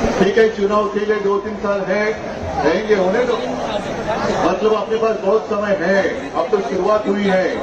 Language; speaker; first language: Hindi; non-native, local second language; Marathi